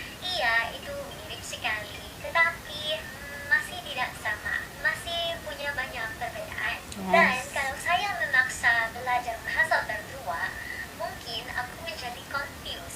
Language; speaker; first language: Indonesian; non-native, fluent; Filipino